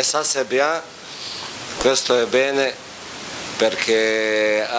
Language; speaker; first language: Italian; non-native, fluent; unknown